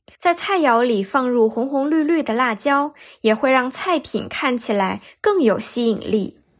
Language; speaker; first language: Chinese; native; Chinese